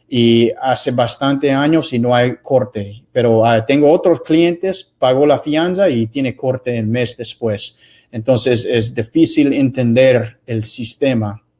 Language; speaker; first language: Spanish; non-native, fluent; English